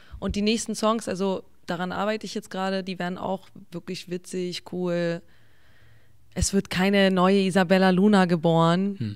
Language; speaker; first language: German; early bilingual, other home language; English